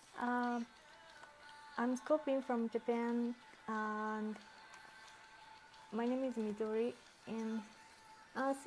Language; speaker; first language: English; non-native, learner; Japanese